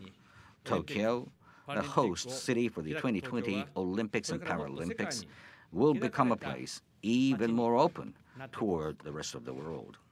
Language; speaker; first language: English; non-native, fluent; Japanese